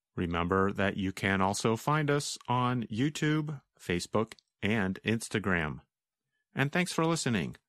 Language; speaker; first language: English; native; English